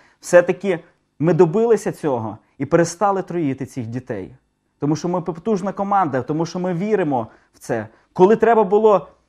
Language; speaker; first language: Ukrainian; native; Ukrainian